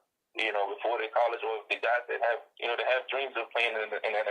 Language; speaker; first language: English; native; English